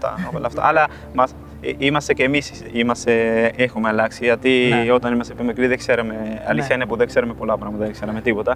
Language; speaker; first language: Greek; non-native, fluent; Spanish